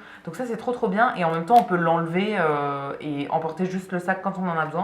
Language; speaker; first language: French; native; French